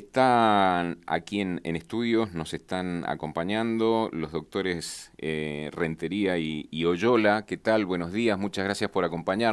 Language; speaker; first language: Spanish; native; Spanish